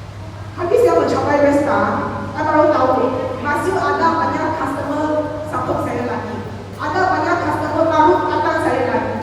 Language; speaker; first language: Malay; non-native, local second language; Chinese